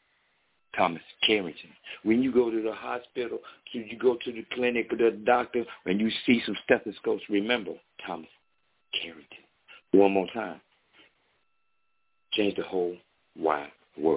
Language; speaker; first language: English; native; English